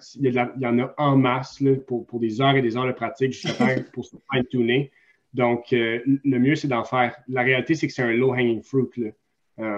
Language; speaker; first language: French; native; French